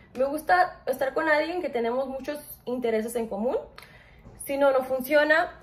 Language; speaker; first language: Spanish; early bilingual, heritage; Spanish